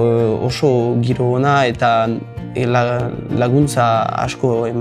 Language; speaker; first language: Basque; non-native, local second language; French